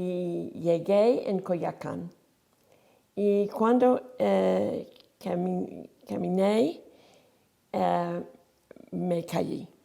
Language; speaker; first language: Spanish; non-native, fluent; English